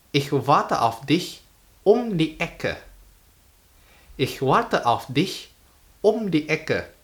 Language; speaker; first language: German; non-native, fluent; Indonesian